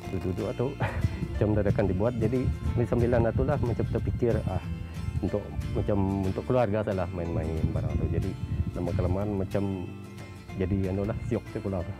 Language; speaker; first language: Malay; native; Malay